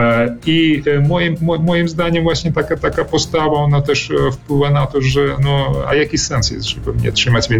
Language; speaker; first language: Polish; early bilingual, heritage; Polish